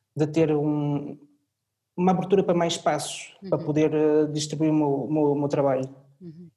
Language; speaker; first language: Portuguese; early bilingual, other home language; French